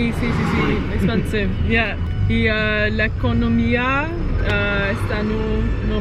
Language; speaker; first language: Spanish; non-native, learner; English